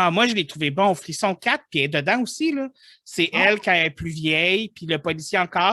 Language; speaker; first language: French; native; French